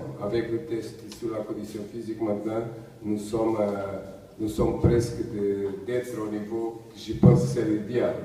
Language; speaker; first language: French; non-native, learner; Portuguese